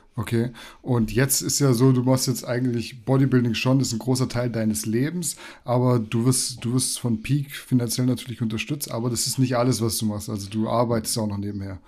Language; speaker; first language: German; native; German